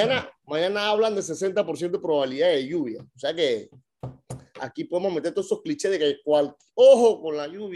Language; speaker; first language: Spanish; native; Spanish